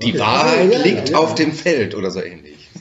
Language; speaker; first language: German; native; German